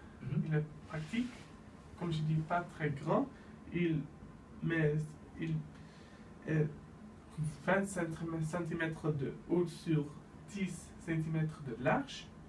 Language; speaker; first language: French; non-native, learner; Dutch